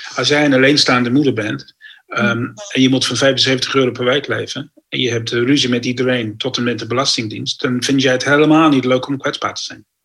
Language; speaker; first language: Dutch; non-native, fluent; English